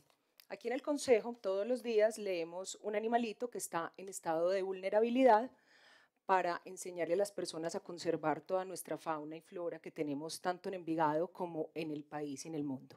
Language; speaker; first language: Spanish; native; Spanish